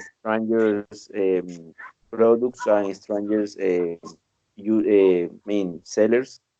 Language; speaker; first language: English; non-native, learner; Spanish